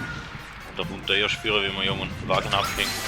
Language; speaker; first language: German; native; German